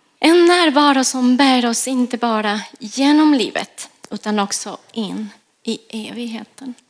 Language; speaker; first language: Swedish; non-native, fluent; Spanish